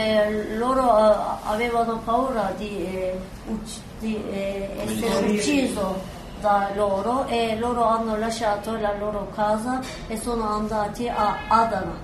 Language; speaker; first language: Italian; non-native, learner; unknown